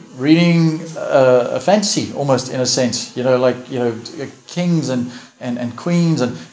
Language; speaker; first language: English; early bilingual, other home language; Afrikaans